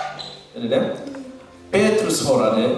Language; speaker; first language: Swedish; non-native, learner; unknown